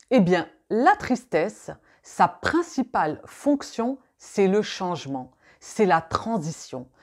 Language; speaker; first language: French; native; French